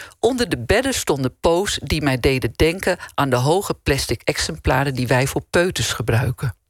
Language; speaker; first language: Dutch; native; Dutch